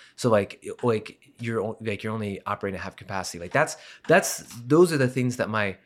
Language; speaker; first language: English; native; English